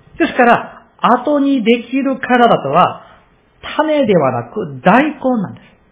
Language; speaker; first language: Japanese; non-native, fluent; Korean